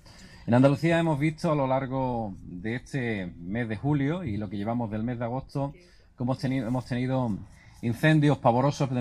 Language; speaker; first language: Spanish; native; Spanish